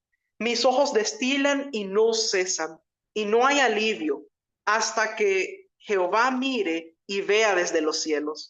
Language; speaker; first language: Spanish; native; Spanish